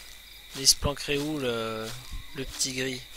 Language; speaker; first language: French; native; French